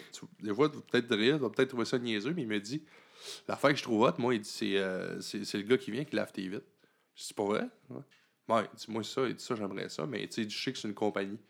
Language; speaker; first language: French; native; French